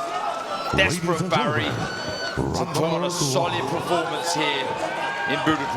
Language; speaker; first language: English; native; English